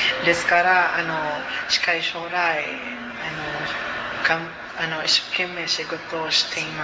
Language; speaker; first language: Japanese; non-native, learner; Cebuano